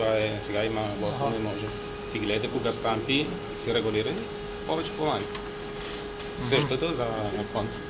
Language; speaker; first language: Bulgarian; non-native, learner; Italian